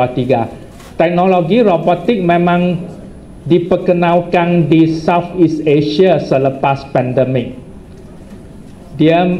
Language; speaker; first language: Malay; non-native, local second language; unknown